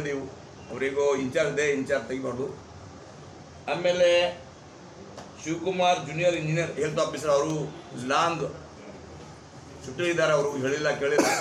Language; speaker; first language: Kannada; non-native, local second language; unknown